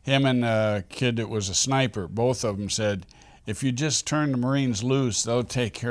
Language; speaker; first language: English; native; English